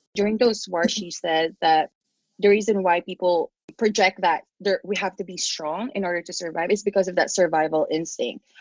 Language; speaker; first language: English; non-native, local second language; Filipino